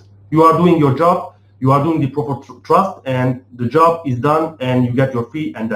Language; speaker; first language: English; non-native, fluent; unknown